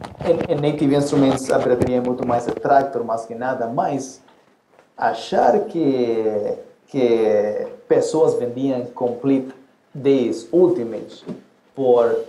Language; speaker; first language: Portuguese; non-native, fluent; Spanish